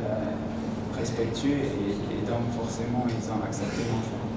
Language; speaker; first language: French; non-native, local second language; Luxembourgish